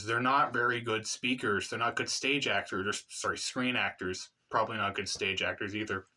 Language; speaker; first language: English; native; English